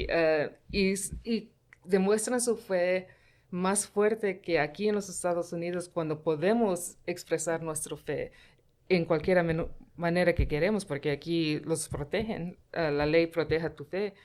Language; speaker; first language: Spanish; early bilingual, heritage; Spanish